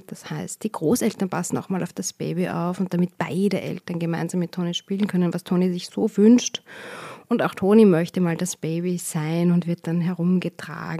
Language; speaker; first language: German; native; German